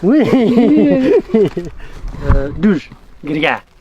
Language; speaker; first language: French; non-native, learner; Central Atlas Tamazight